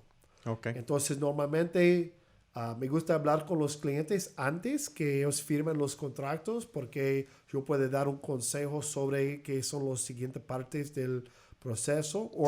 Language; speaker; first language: Spanish; early bilingual, heritage; Spanish